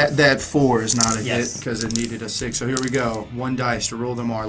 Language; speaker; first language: English; native; English